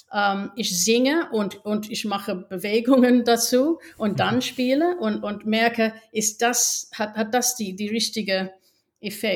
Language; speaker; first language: German; non-native, fluent; English